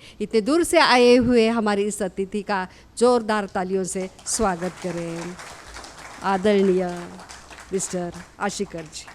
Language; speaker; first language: Hindi; native; Hindi